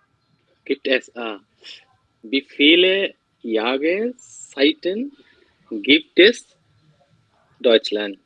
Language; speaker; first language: German; non-native, learner; Bangla